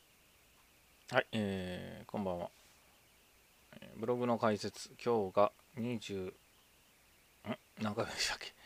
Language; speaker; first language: Japanese; native; Japanese